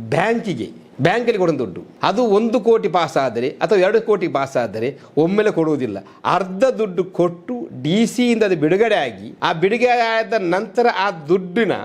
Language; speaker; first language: Kannada; non-native, local second language; Badaga